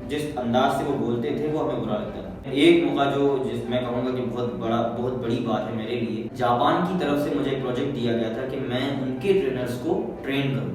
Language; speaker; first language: Urdu; non-native, local second language; Kachhi